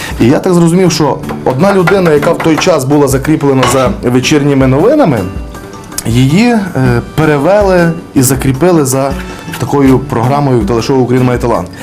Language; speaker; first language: Ukrainian; native; Ukrainian